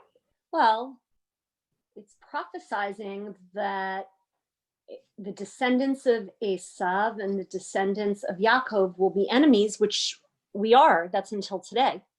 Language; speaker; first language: English; native; English